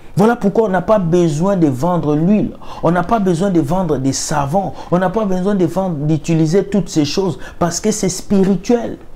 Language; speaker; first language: French; non-native, local second language; Lingala